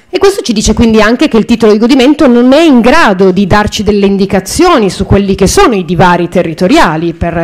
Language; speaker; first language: Italian; native; Italian